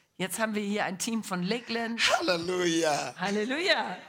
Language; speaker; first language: German; non-native, learner; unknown